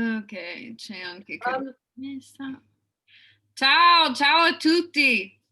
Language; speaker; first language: Italian; non-native, fluent; English